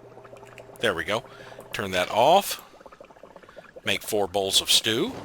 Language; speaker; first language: English; native; English